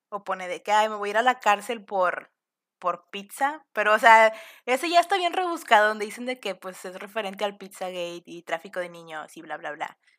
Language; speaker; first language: Spanish; native; Spanish